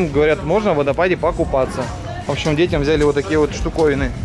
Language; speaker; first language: Russian; native; Russian